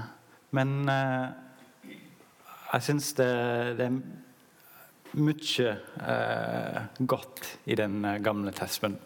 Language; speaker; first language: Norwegian; non-native, learner; English